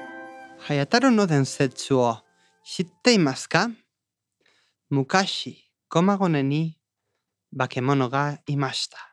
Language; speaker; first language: Japanese; non-native, learner; Spanish